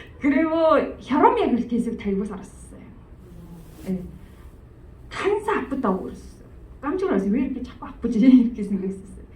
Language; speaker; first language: Korean; non-native, fluent; Mongolian